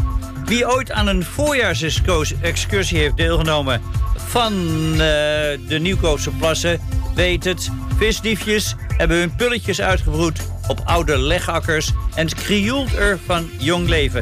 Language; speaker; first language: Dutch; native; Dutch